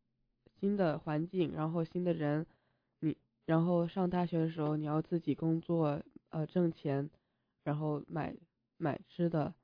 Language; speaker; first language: Chinese; early bilingual, heritage; Chinese